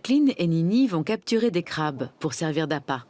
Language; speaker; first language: French; native; French